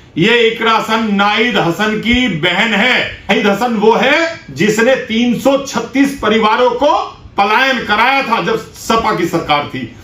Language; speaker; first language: Hindi; native; Hindi